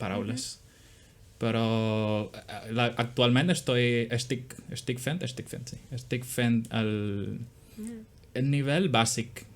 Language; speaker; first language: Catalan; non-native, learner; Spanish